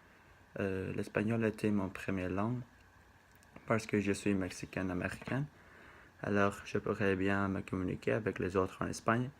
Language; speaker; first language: French; non-native, learner; Spanish